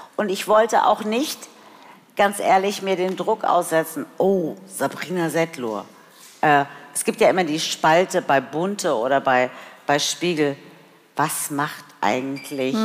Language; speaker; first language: German; early bilingual, other home language; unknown